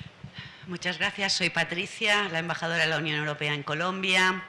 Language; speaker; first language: Spanish; native; Spanish